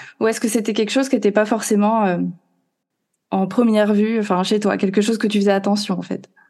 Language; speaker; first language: French; native; French